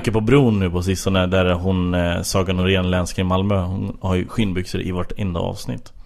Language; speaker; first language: Swedish; native; Swedish